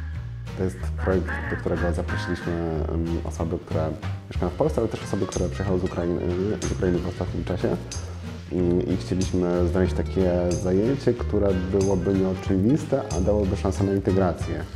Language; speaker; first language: Polish; native; Polish